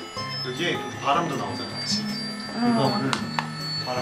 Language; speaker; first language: Korean; native; Korean